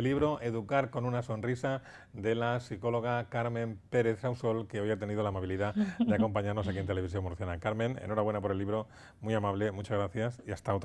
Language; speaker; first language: Spanish; native; Spanish